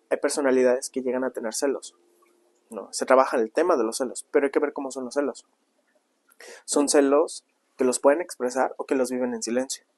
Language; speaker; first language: Spanish; native; Spanish